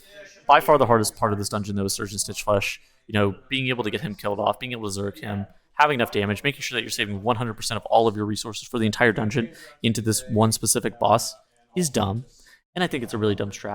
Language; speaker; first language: English; native; English